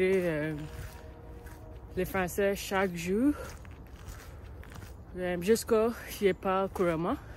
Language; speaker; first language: French; non-native, learner; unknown